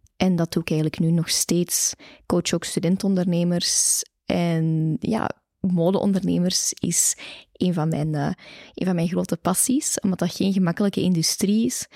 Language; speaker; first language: Dutch; native; Dutch